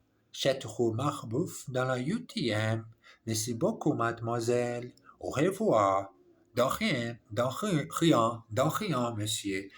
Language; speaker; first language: French; non-native, learner; English